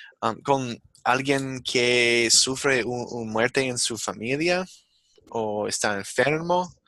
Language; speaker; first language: Spanish; non-native, fluent; English